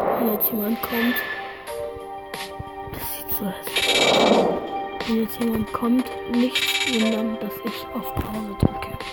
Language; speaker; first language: German; early bilingual, other home language; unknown